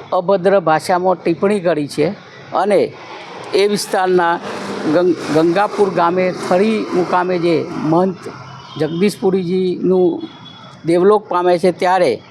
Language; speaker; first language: Gujarati; native; Gujarati